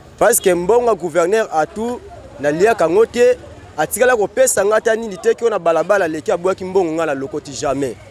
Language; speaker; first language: Lingala; non-native, local second language; Kongo